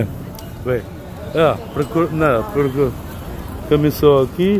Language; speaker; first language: Portuguese; non-native, learner; English